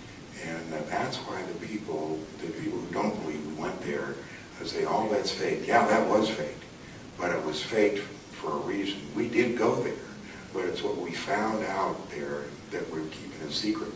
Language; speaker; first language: English; native; English